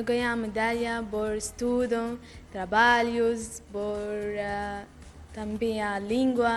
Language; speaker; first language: Portuguese; non-native, learner; Arabic